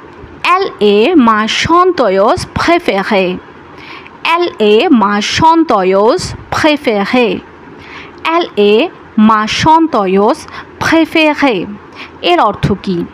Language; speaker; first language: French; non-native, fluent; Bangla